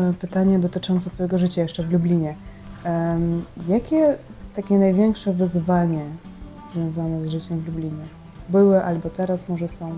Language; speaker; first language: Polish; non-native, fluent; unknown